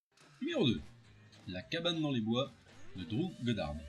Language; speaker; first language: French; native; French